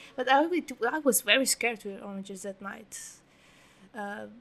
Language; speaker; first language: English; non-native, fluent; Portuguese